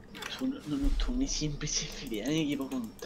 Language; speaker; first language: Spanish; native; Spanish